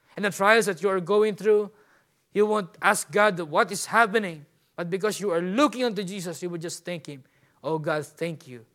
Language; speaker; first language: English; non-native, local second language; Filipino